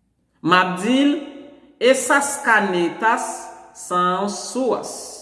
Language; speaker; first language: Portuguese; non-native, fluent; Haitian Creole